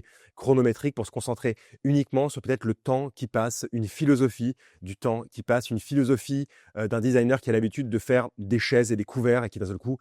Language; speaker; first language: French; native; French